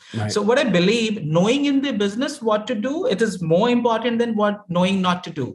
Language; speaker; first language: English; non-native, local second language; Hindi